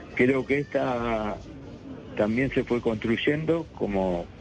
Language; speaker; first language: Spanish; native; Spanish